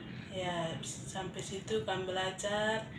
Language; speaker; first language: Indonesian; non-native, local second language; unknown